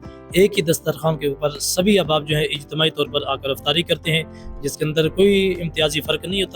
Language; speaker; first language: Urdu; native; Urdu